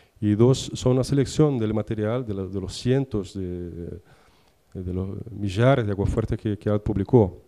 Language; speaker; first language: Spanish; non-native, fluent; Portuguese